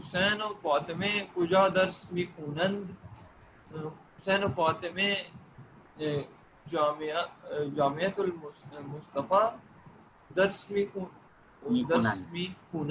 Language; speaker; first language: Persian; non-native, learner; Urdu